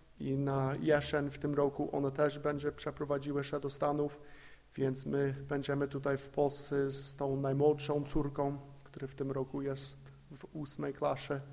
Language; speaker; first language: Polish; non-native, fluent; English